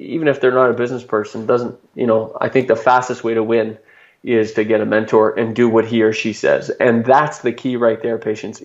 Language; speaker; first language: English; native; English